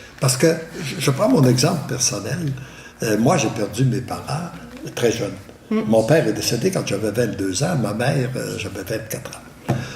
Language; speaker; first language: French; native; French